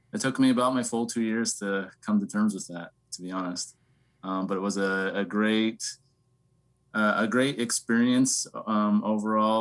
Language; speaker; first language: English; native; English